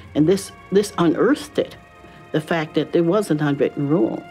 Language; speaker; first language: English; native; English